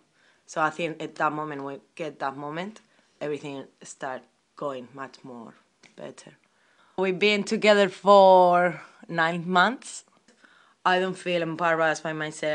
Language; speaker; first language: English; non-native, learner; Spanish